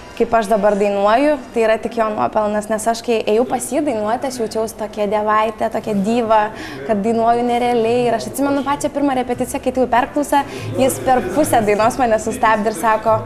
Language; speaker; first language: Lithuanian; native; Lithuanian